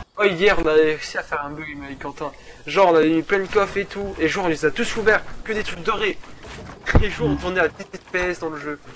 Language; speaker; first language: French; native; French